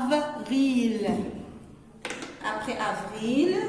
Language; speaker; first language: French; non-native, local second language; Arabic